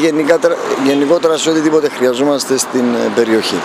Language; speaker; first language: Greek; native; Greek